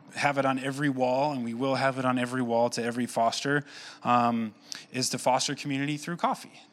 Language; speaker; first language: English; native; English